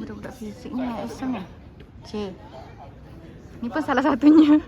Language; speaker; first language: Malay; native; Malay